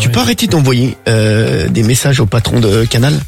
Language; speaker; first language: French; native; French